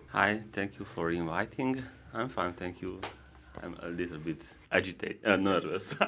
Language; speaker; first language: English; non-native, learner; Hungarian